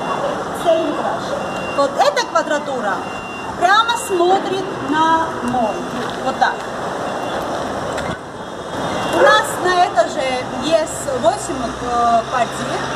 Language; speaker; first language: Russian; non-native, learner; Georgian